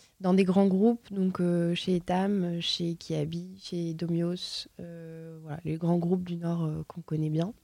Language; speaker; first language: French; native; French